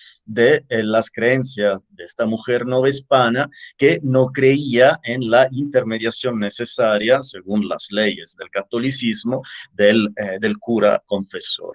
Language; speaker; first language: Spanish; native; Spanish